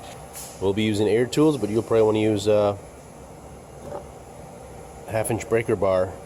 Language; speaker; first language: English; native; English